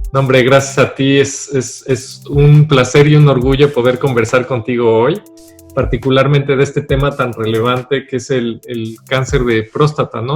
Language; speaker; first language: Spanish; native; Spanish